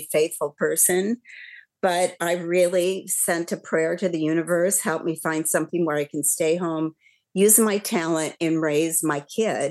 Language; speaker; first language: English; native; English